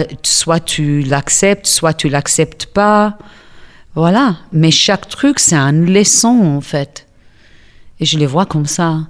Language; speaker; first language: French; non-native, fluent; English